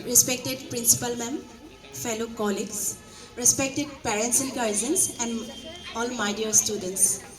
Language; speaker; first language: English; non-native, local second language; Assamese